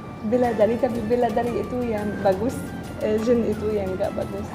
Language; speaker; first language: Indonesian; non-native, fluent; Arabic